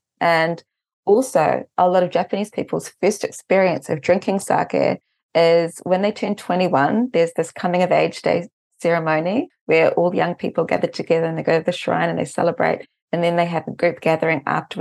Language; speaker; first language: English; native; English